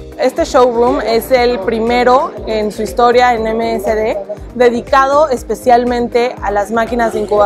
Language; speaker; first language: Spanish; native; Spanish